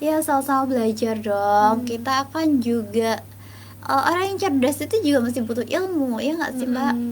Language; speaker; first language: Indonesian; native; Indonesian